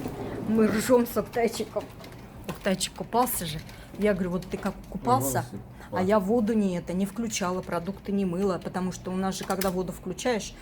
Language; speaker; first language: Russian; native; Russian